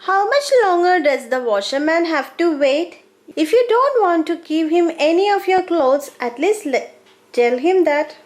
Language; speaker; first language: English; non-native, local second language; Malayalam